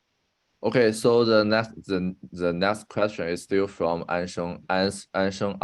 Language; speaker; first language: English; non-native, fluent; Chinese